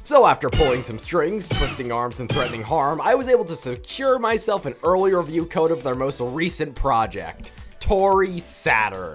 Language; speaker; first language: English; native; English